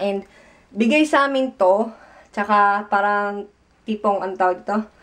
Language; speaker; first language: Filipino; native; Filipino